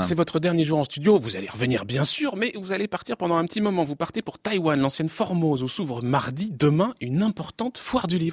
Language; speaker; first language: French; native; French